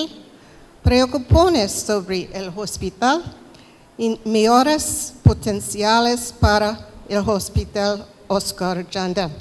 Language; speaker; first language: Spanish; non-native, fluent; English